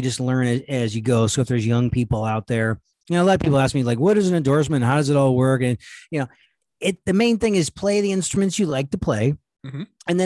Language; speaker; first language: English; native; English